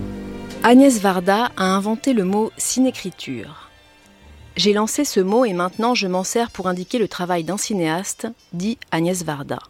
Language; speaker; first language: French; native; French